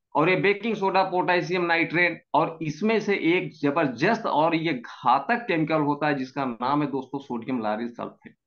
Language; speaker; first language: Hindi; native; Hindi